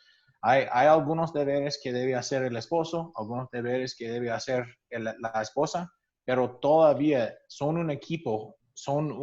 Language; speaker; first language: Spanish; non-native, fluent; English